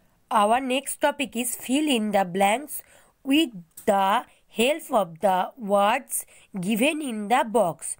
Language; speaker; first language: English; non-native, local second language; Bangla